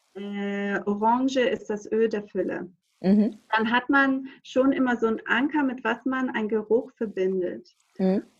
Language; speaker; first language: German; non-native, fluent; Greek